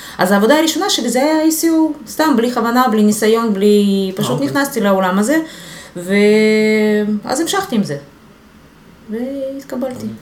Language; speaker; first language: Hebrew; non-native, fluent; Russian